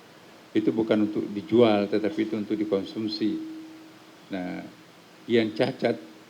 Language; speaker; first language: Indonesian; non-native, local second language; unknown